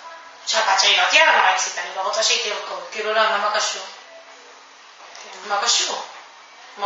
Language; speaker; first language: Hebrew; non-native, fluent; Japanese